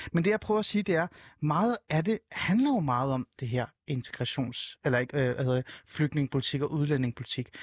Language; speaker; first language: Danish; early bilingual, other home language; Persian